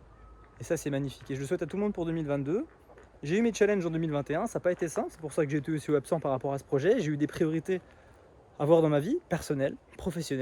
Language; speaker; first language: French; native; French